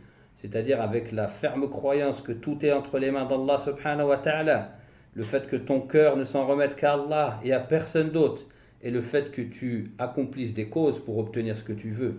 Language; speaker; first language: French; native; French